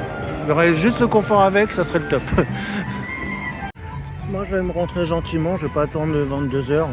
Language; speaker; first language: French; native; French